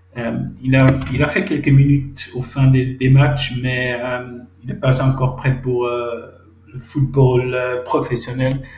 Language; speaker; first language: French; non-native, local second language; Swiss German